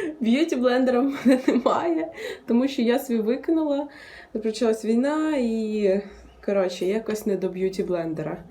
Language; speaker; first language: Ukrainian; non-native, local second language; Russian